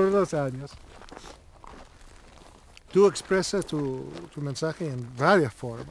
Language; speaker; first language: Spanish; non-native, learner; English